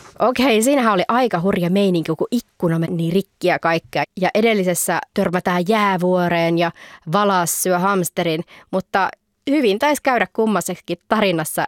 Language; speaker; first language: Finnish; early bilingual, heritage; Finnish